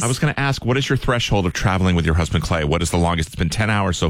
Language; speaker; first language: English; native; English